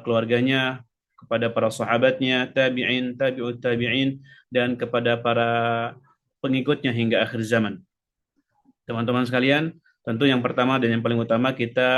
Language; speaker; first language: Indonesian; native; Indonesian